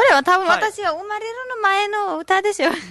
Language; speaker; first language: Japanese; non-native, learner; Nepali